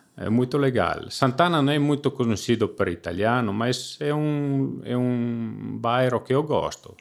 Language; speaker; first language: Portuguese; non-native, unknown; Italian